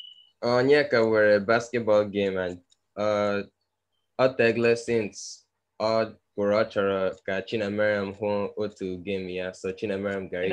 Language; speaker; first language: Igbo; early bilingual, heritage; Igbo